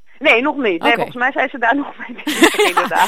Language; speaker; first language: Dutch; native; Dutch